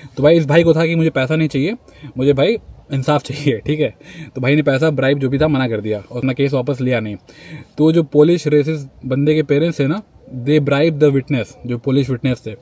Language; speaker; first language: Hindi; native; Hindi